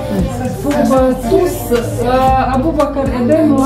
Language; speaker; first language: French; non-native, learner; Chechen